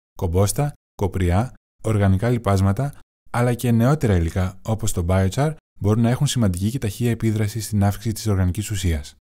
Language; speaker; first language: Greek; non-native, learner; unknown